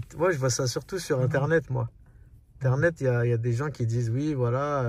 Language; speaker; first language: French; early bilingual, other home language; Arabic